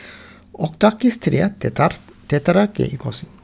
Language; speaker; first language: Greek; non-native, learner; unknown